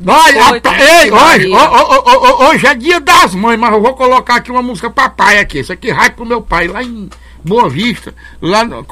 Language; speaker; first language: Portuguese; native; Portuguese